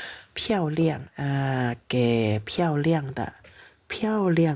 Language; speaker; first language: Chinese; non-native, fluent; Indonesian